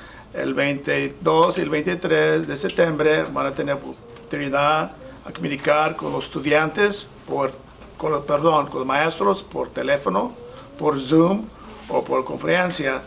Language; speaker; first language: Spanish; non-native, fluent; English